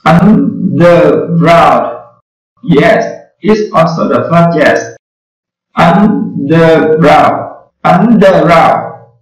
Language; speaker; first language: English; non-native, learner; Vietnamese